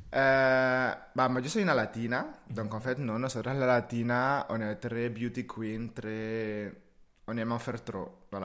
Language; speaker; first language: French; non-native, fluent; Spanish